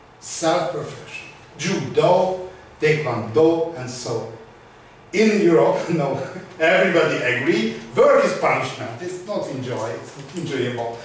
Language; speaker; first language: English; non-native, learner; Hungarian